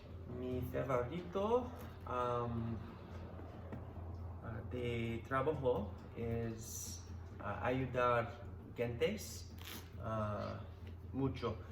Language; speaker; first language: Spanish; non-native, learner; English